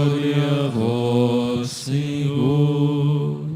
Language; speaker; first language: Portuguese; native; Portuguese